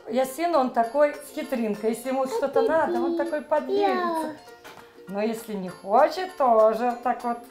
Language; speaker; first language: Russian; native; Russian